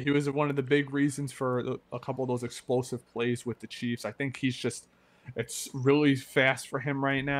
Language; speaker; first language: English; native; English